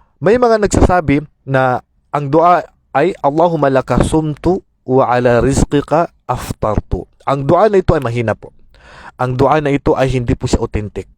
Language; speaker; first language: Filipino; non-native, local second language; Maranao